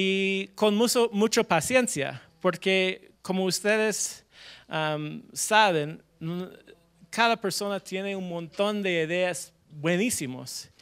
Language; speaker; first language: Spanish; non-native, fluent; English